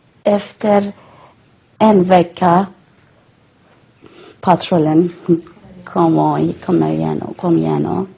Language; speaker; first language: Swedish; non-native, learner; Persian